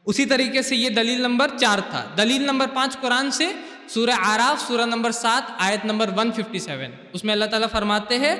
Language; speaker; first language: Urdu; native; Urdu